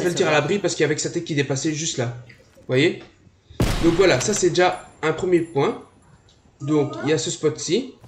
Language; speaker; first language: French; native; French